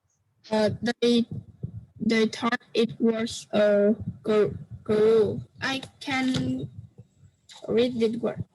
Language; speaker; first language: English; non-native, learner; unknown